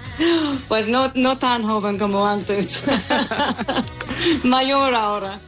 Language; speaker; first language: Spanish; non-native, fluent; English